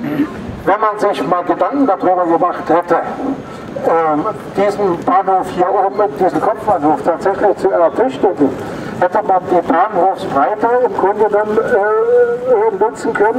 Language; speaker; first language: German; native; German